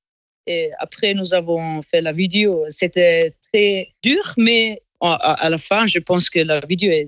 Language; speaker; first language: French; non-native, local second language; German